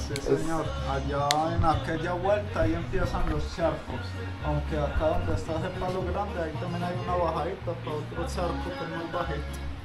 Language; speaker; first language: Spanish; native; Spanish